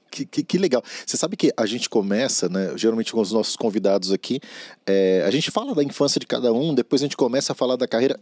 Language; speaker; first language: Portuguese; native; Portuguese